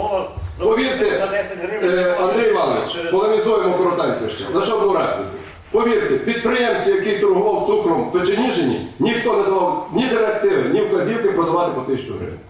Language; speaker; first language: Ukrainian; native; Ukrainian